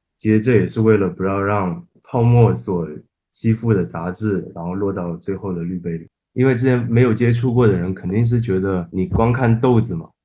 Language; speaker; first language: Chinese; non-native, fluent; Japanese